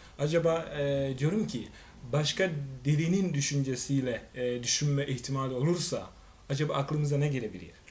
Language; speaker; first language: Turkish; non-native, fluent; Swahili